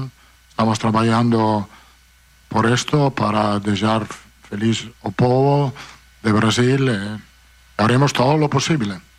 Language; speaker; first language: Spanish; non-native, fluent; Italian